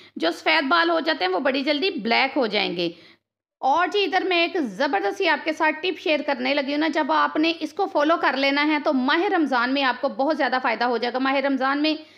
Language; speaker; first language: Urdu; native; Urdu